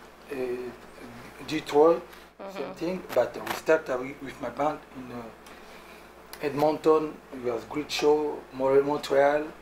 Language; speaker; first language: English; non-native, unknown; Lingala